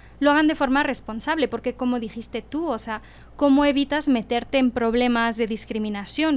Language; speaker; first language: Spanish; early bilingual, heritage; Spanish